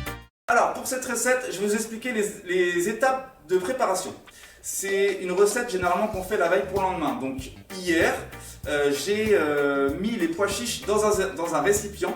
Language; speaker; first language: French; native; French